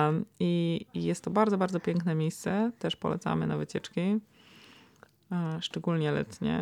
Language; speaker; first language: Polish; native; Polish